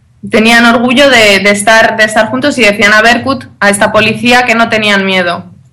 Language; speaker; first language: Spanish; native; Spanish